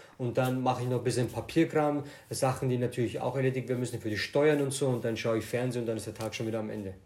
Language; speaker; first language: German; native; German